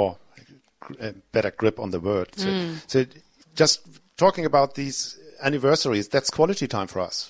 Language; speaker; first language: English; non-native, fluent; German